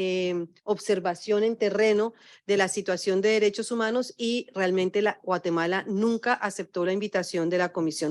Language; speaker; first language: Spanish; native; Spanish